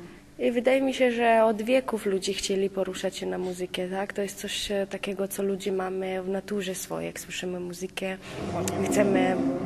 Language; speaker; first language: Polish; non-native, fluent; Slovenian